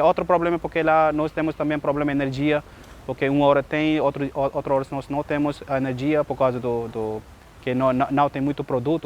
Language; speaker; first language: Portuguese; non-native, learner; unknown